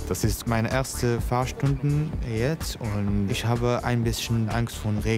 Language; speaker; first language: German; non-native, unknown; Arabic